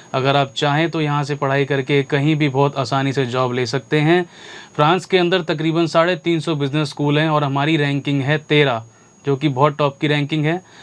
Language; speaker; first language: Hindi; native; Hindi